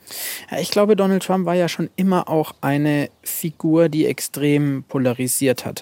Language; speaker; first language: German; native; German